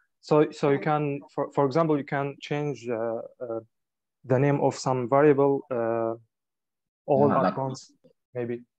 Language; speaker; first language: English; non-native, fluent; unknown